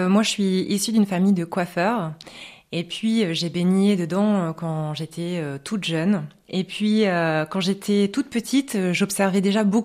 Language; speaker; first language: French; native; French